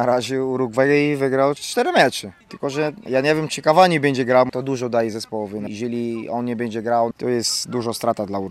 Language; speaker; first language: Polish; non-native, fluent; Portuguese